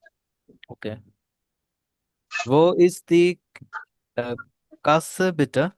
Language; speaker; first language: German; non-native, learner; Bangla